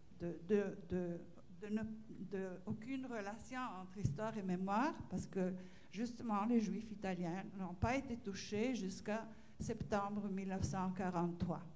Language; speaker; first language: French; non-native, fluent; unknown